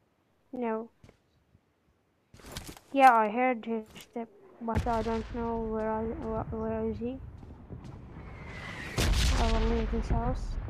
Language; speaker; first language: English; non-native, learner; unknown